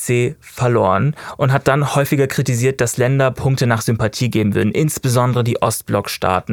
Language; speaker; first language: German; native; German